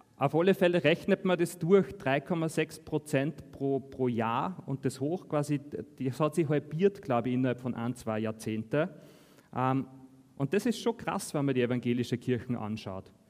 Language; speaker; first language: German; native; German